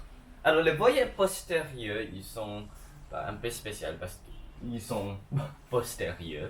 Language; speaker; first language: French; non-native, learner; English